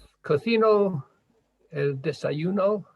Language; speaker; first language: Spanish; non-native, learner; English